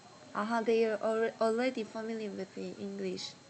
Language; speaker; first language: English; non-native, learner; Korean